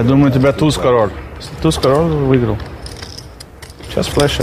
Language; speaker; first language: Russian; non-native, learner; Lithuanian